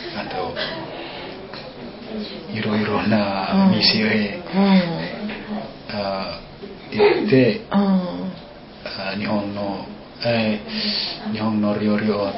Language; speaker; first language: Japanese; non-native, learner; Indonesian